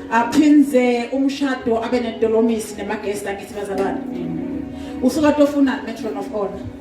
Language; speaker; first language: Zulu; non-native, local second language; Swati